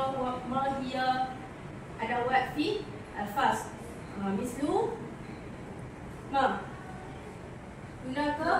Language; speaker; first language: Arabic; non-native, learner; Malay